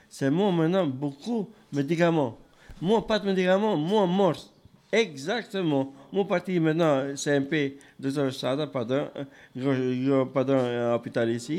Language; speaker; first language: French; non-native, learner; Albanian